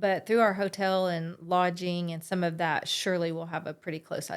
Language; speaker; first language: English; native; English